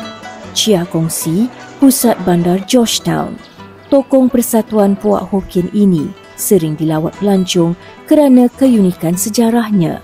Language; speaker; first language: Malay; native; Malay